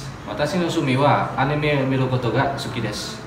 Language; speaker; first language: Japanese; non-native, learner; Indonesian